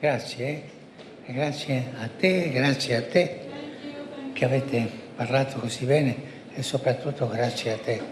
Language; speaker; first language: Italian; early bilingual, heritage; Spanish